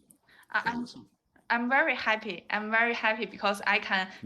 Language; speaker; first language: English; non-native, learner; Chinese